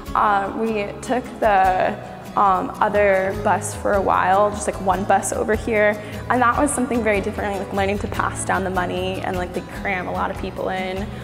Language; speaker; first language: English; native; English